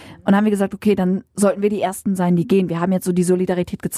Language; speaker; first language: German; early bilingual, other home language; Arabic